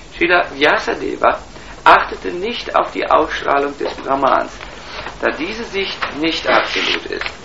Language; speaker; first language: German; native; German